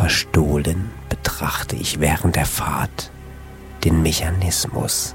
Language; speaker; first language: German; native; German